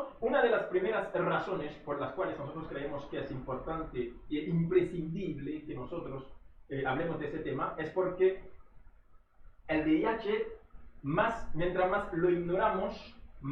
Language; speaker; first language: Spanish; non-native, fluent; Haitian Creole